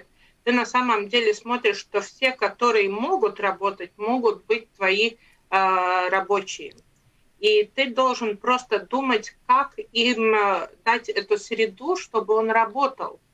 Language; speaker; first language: Russian; non-native, local second language; Latvian